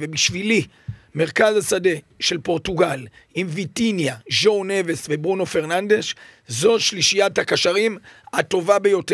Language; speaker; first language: Hebrew; native; Hebrew